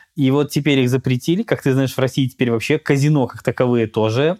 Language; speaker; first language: Russian; native; Russian